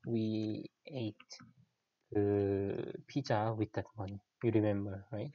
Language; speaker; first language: English; non-native, fluent; Korean